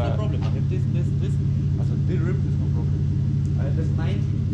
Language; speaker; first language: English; non-native, learner; German